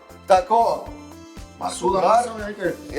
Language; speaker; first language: Slovenian; native; Slovenian